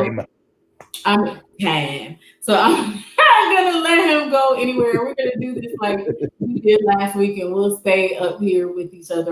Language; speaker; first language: English; native; English